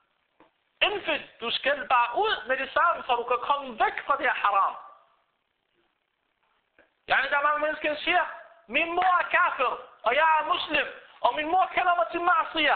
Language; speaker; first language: Danish; early bilingual, other home language; Arabic